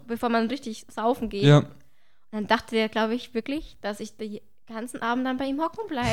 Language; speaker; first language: German; native; German